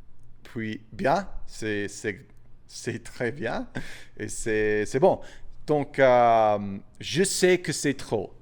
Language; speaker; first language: French; non-native, fluent; English